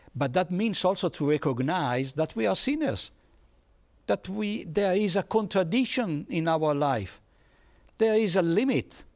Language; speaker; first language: English; non-native, fluent; Italian